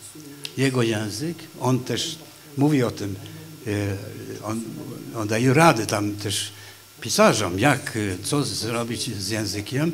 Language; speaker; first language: Polish; non-native, fluent; Swedish